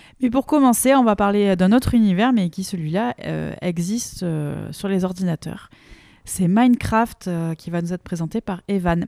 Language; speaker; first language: French; native; French